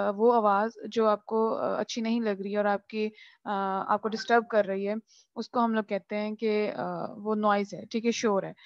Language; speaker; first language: Urdu; non-native, local second language; Punjabi